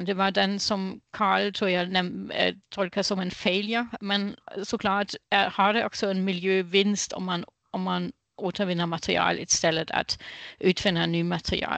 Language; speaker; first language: Swedish; non-native, fluent; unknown